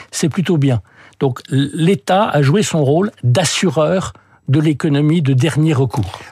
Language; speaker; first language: French; early bilingual, other home language; English